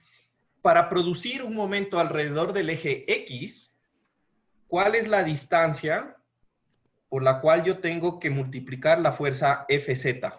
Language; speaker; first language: Spanish; native; Spanish